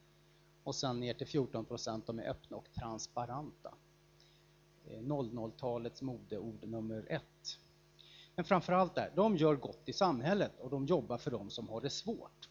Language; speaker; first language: Swedish; native; Swedish